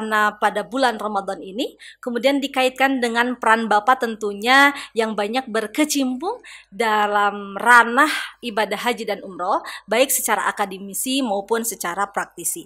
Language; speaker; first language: Indonesian; native; Indonesian